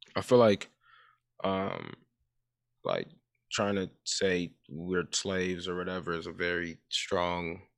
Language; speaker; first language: English; early bilingual, other home language; Yoruba